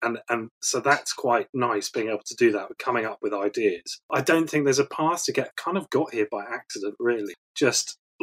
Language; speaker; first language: English; native; English